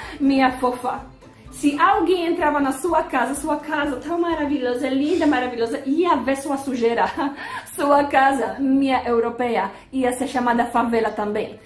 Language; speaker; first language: Portuguese; non-native, fluent; Polish